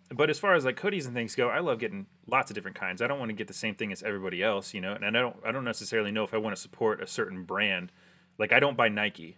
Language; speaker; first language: English; early bilingual, other home language; Japanese